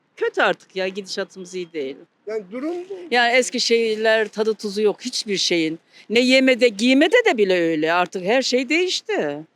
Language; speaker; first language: Turkish; non-native, fluent; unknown